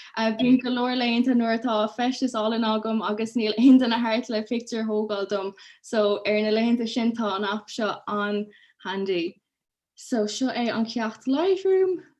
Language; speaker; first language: Irish; native; Irish